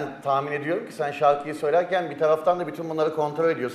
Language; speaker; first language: Turkish; native; Turkish